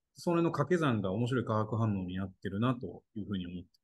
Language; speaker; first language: Japanese; native; Japanese